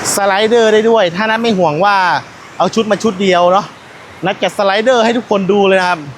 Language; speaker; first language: Thai; non-native, local second language; Northeastern Thai